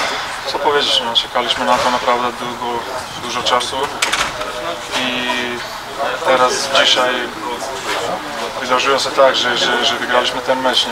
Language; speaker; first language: Polish; non-native, fluent; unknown